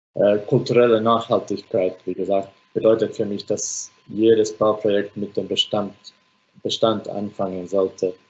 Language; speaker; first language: German; non-native, fluent; Finnish